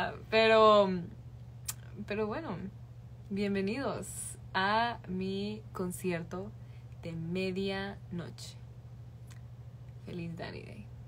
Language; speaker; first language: Spanish; native; Spanish